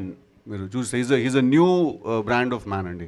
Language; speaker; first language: Telugu; native; Telugu